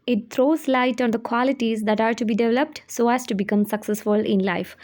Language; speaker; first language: English; non-native, local second language; Malayalam